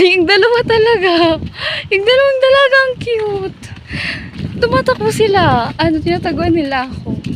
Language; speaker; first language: Filipino; non-native, local second language; Bikol